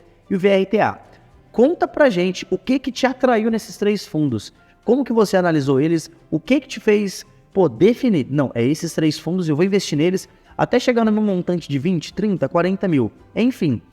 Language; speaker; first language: Portuguese; native; Portuguese